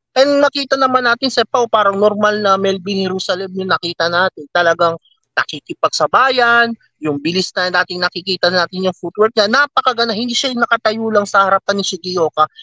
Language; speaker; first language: Filipino; native; Filipino